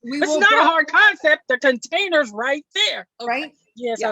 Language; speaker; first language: English; native; English